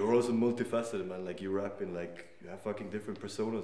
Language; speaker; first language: English; non-native, fluent; Danish